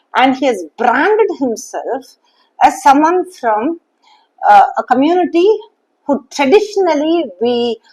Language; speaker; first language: English; non-native, local second language; Tamil